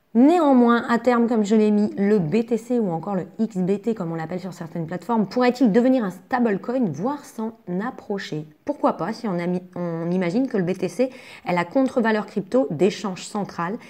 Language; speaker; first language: French; native; French